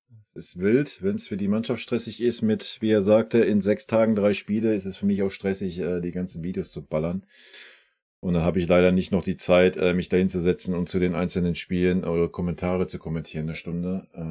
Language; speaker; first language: German; native; German